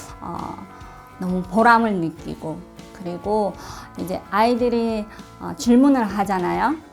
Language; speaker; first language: Korean; non-native, fluent; Russian